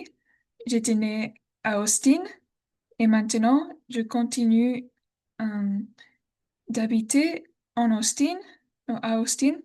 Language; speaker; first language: French; non-native, learner; English